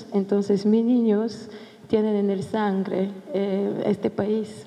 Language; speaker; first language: Spanish; non-native, fluent; Bulgarian